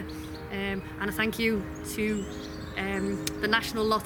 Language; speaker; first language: English; native; English